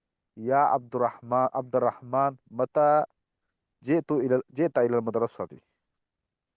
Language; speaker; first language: Arabic; non-native, fluent; Urdu